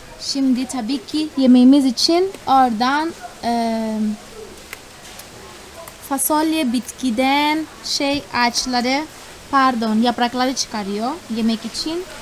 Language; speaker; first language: Turkish; non-native, fluent; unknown